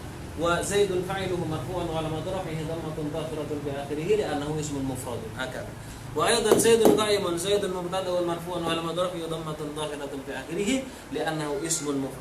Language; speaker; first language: Arabic; non-native, fluent; Indonesian